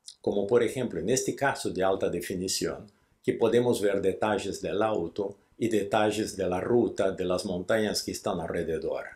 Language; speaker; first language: Spanish; non-native, fluent; Portuguese